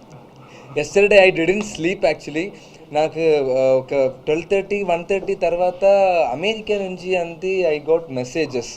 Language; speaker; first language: Telugu; non-native, learner; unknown